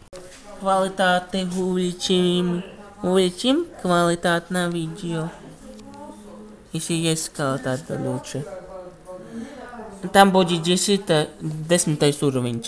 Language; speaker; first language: Russian; non-native, learner; Italian